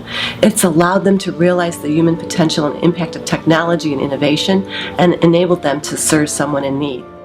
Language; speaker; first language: English; native; English